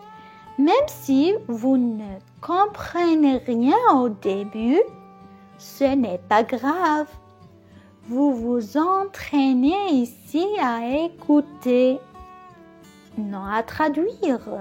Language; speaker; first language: French; non-native, local second language; Arabic